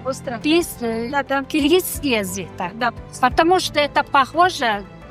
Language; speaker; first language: Russian; non-native, learner; Mongolian